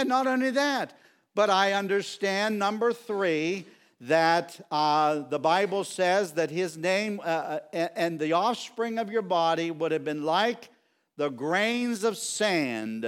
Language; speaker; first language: English; native; English